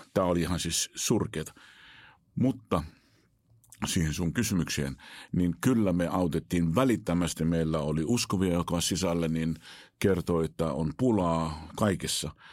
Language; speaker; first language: Finnish; non-native, fluent; Arabic